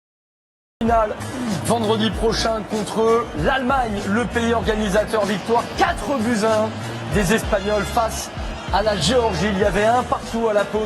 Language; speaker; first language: French; native; French